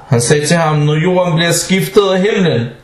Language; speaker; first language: Danish; early bilingual, other home language; Arabic